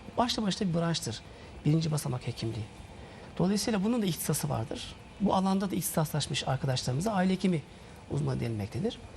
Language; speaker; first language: Turkish; native; Turkish